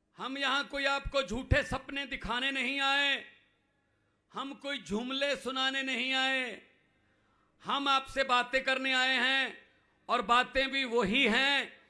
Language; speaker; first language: Hindi; non-native, local second language; Punjabi